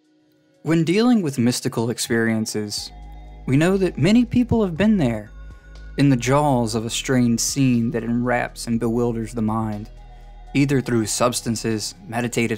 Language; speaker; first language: English; native; English